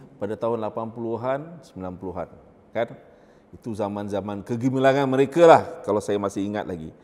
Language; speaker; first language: Malay; native; Malay